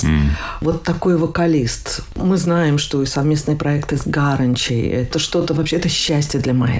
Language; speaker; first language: Russian; native; Russian